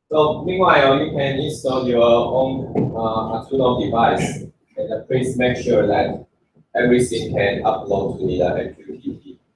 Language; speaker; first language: English; non-native, learner; Chinese